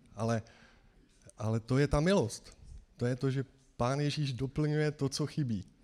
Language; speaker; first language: Czech; native; Czech